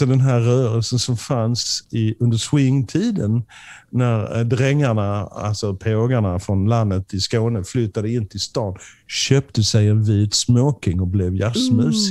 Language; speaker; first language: Swedish; native; Swedish